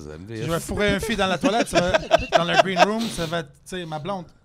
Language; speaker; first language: French; non-native, fluent; English